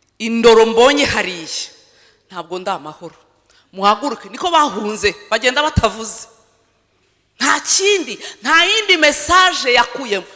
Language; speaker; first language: Kinyarwanda; early bilingual, heritage; Kinyarwanda